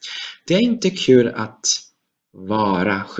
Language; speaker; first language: Swedish; non-native, fluent; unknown